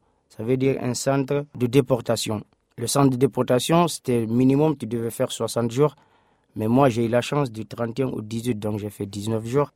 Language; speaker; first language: French; non-native, local second language; Fula